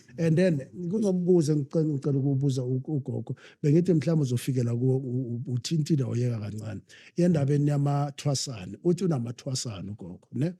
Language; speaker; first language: Zulu; non-native, local second language; Southern Sotho